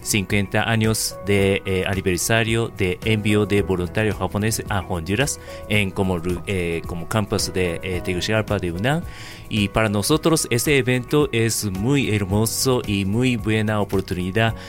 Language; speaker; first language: Spanish; non-native, learner; Japanese